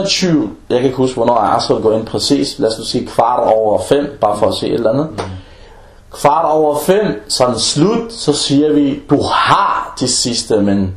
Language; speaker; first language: Danish; non-native, fluent; Arabic